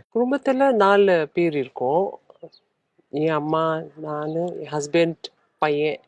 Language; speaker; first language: Tamil; non-native, local second language; Tibetan